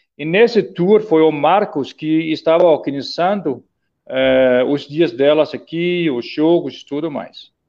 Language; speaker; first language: Portuguese; non-native, fluent; Danish